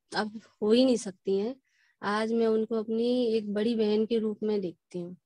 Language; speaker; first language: Hindi; native; Hindi